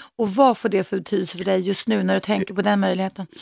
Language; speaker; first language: Swedish; native; Swedish